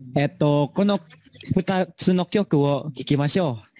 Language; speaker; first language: Japanese; non-native, learner; Indonesian